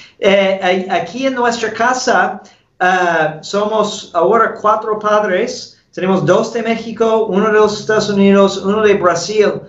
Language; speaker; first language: Spanish; non-native, fluent; English